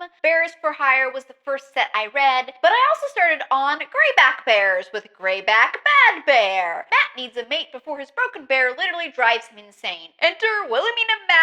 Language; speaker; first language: English; native; English